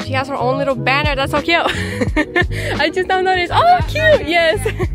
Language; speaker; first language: English; early bilingual, other home language; Spanish